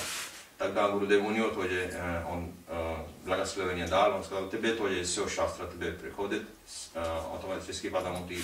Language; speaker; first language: Russian; non-native, learner; Hindi